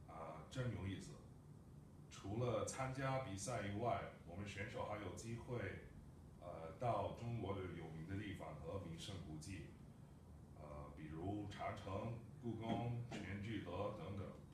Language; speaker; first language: Chinese; non-native, fluent; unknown